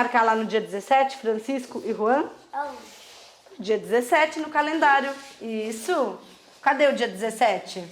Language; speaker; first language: Portuguese; native; Portuguese